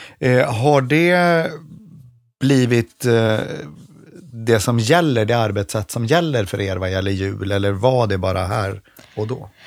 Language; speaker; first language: Swedish; native; Swedish